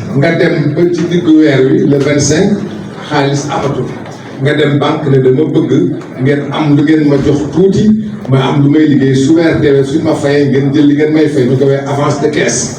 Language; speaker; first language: Wolof; non-native, local second language; Fula